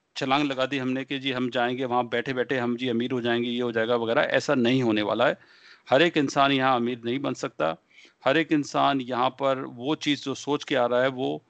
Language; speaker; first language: Hindi; native; Hindi